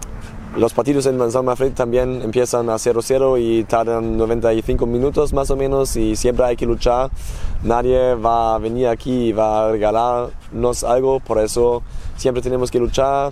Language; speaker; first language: Spanish; non-native, fluent; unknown